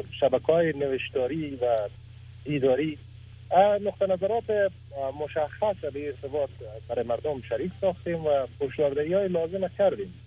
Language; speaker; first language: Persian; native; Persian